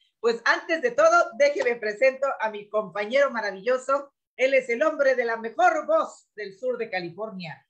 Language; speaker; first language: Spanish; native; Spanish